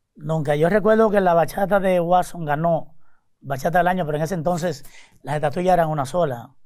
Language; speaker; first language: Spanish; native; Spanish